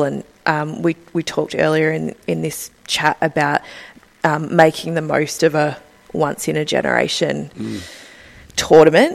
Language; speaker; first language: English; native; English